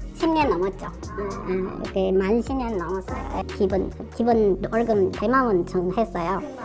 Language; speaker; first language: Korean; non-native, fluent; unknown